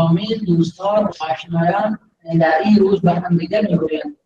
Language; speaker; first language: Persian; non-native, learner; Urdu